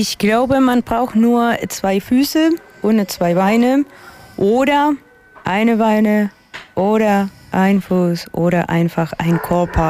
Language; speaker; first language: German; non-native, fluent; Spanish